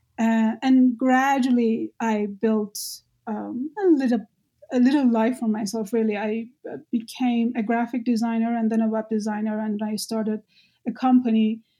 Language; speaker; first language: English; non-native, fluent; Persian